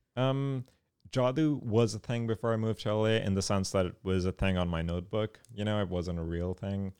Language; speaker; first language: English; non-native, local second language; Urdu